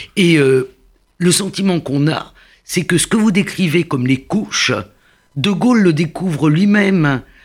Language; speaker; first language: French; native; French